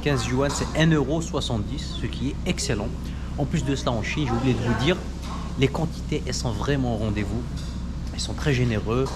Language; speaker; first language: French; native; French